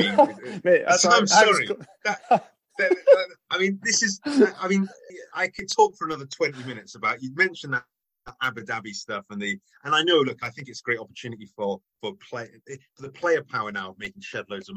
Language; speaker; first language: English; native; English